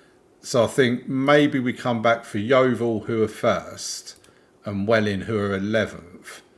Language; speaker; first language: English; native; English